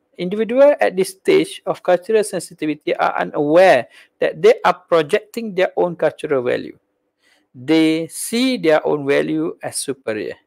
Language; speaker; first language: English; non-native, local second language; Malay